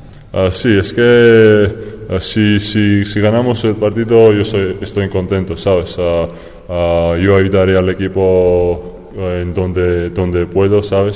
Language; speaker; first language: Spanish; non-native, fluent; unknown